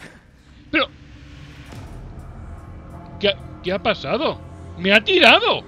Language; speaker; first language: Spanish; native; Spanish